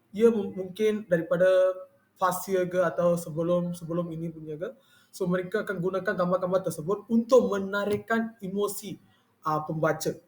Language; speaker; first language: Malay; non-native, local second language; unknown